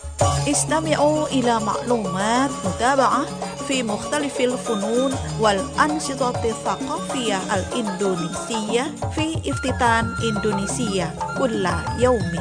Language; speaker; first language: Arabic; non-native, fluent; Indonesian